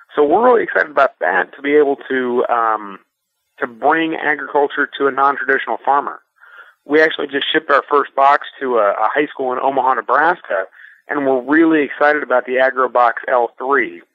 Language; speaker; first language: English; native; English